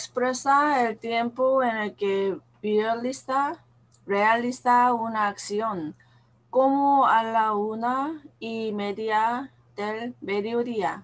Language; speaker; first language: Spanish; non-native, learner; Korean